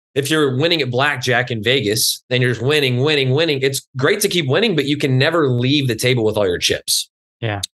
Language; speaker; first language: English; native; English